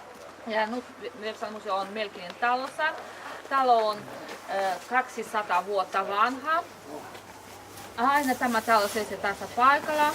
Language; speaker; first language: Finnish; non-native, learner; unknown